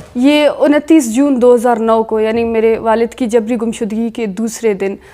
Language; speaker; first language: Urdu; non-native, local second language; Baluchi